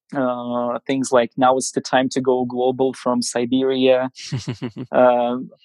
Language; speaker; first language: English; non-native, fluent; Russian